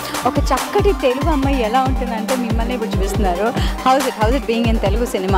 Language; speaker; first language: Telugu; native; Telugu